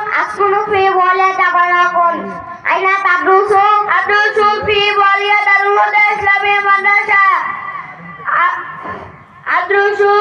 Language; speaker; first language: Arabic; non-native, learner; Bangla